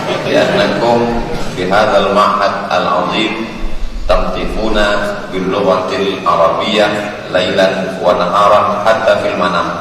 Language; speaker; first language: Arabic; non-native, fluent; Indonesian